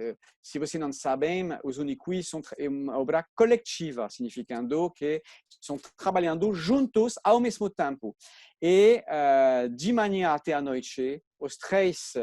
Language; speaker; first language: Portuguese; non-native, fluent; French